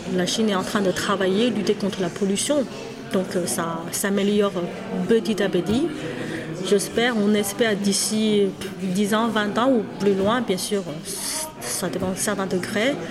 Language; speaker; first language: French; non-native, fluent; Chinese